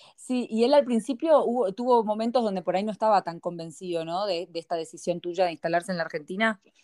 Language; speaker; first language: Spanish; native; Spanish